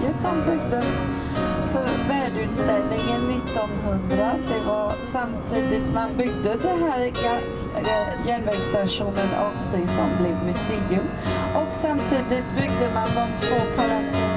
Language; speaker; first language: Swedish; non-native, fluent; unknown